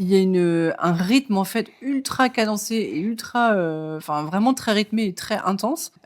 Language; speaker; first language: French; native; French